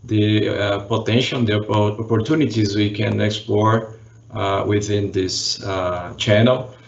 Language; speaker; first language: English; non-native, fluent; Portuguese